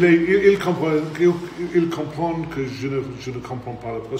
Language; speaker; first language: French; non-native, learner; English